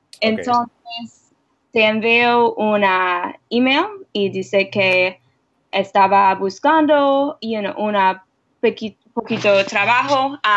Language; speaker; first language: Spanish; non-native, learner; English